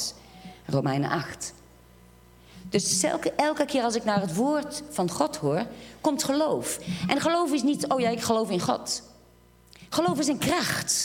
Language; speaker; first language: Dutch; non-native, fluent; Portuguese